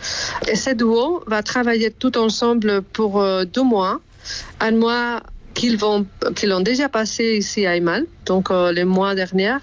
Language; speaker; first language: French; non-native, fluent; Spanish